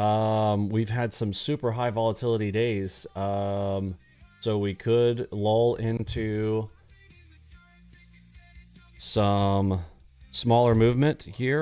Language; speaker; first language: English; native; English